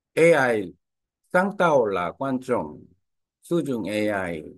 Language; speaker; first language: Vietnamese; non-native, learner; Korean